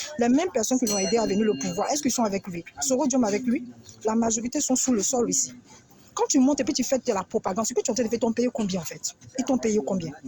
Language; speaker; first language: French; native; French